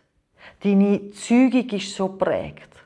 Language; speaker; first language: German; non-native, fluent; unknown